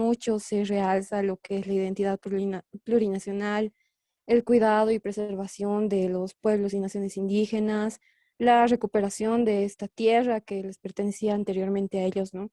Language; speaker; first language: Spanish; native; Spanish